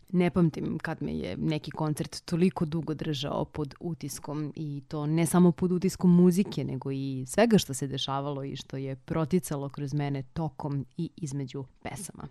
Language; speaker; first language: Serbian; native; Serbian